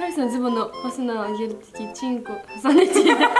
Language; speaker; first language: Japanese; native; Japanese